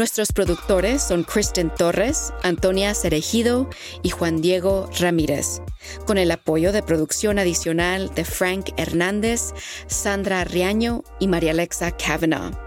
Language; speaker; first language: Spanish; early bilingual, heritage; Spanish